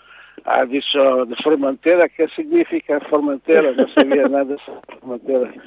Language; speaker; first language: Spanish; non-native, learner; Hebrew